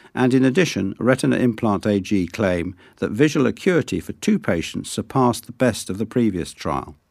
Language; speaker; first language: English; native; English